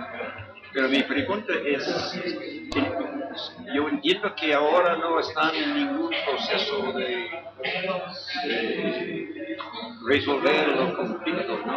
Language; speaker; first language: Spanish; non-native, fluent; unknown